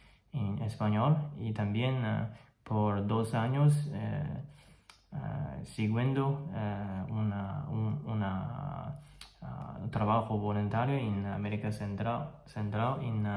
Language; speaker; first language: Spanish; non-native, learner; Chinese